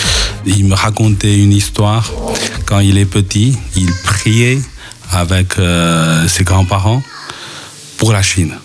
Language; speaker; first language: French; non-native, fluent; Chinese